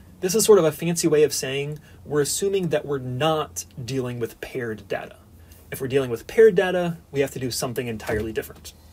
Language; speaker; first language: English; native; English